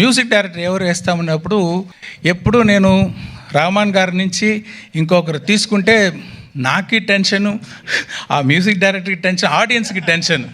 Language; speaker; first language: Telugu; non-native, local second language; Tamil